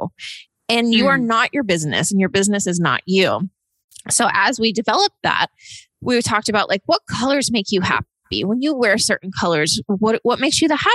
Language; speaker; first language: English; native; English